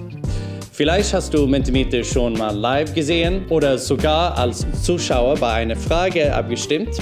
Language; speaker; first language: German; non-native, fluent; Swedish